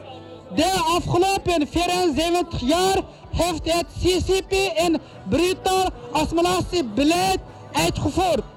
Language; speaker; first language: Dutch; non-native, learner; Uyghur